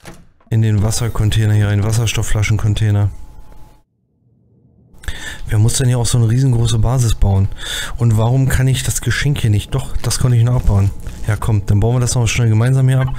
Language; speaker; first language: German; native; German